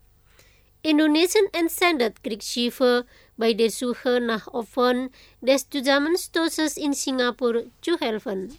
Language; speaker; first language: German; non-native, fluent; Indonesian